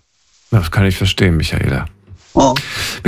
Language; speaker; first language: German; native; German